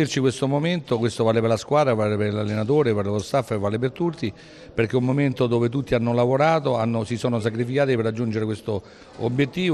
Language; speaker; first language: Italian; native; Italian